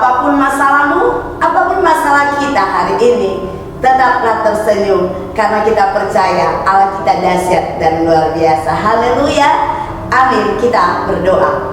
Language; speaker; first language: Indonesian; native; Indonesian